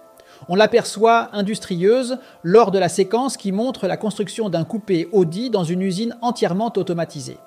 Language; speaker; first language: French; native; French